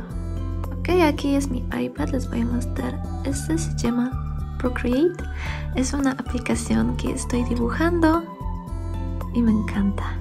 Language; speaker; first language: Spanish; non-native, learner; Polish